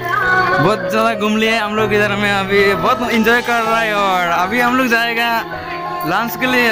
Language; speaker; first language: Hindi; non-native, local second language; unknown